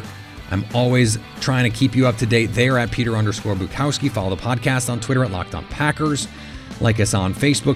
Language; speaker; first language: English; native; English